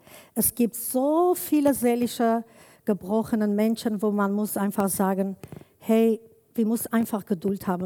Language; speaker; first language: German; non-native, learner; Kurdish